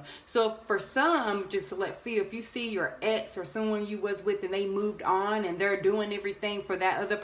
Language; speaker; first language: English; native; English